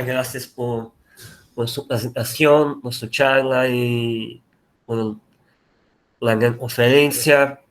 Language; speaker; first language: Spanish; non-native, fluent; Portuguese